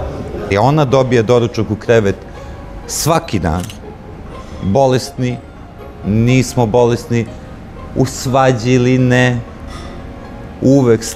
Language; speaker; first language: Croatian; early bilingual, heritage; Croatian